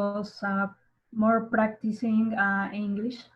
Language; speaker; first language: English; non-native, learner; Spanish